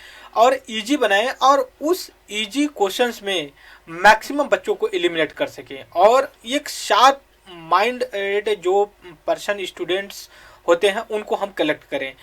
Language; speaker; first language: Hindi; native; Hindi